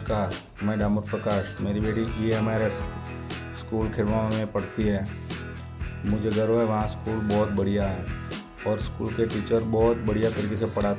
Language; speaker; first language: Hindi; non-native, local second language; Gujarati